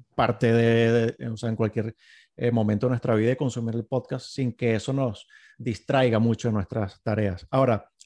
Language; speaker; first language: Spanish; native; Spanish